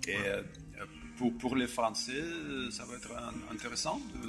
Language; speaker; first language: French; non-native, fluent; Russian